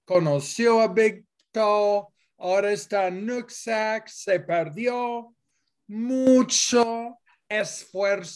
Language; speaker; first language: Spanish; non-native, fluent; English